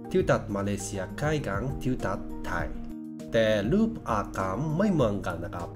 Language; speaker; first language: Thai; non-native, learner; Japanese